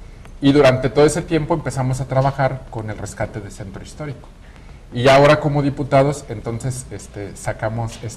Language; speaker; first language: Spanish; native; Spanish